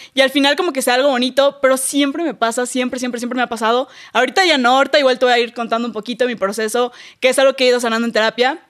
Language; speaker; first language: Spanish; native; Spanish